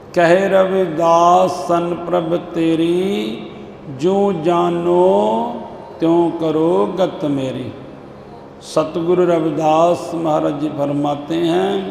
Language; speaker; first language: Hindi; non-native, local second language; Punjabi